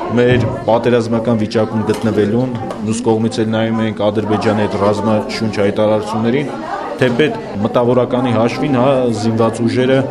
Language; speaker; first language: Armenian; native; Armenian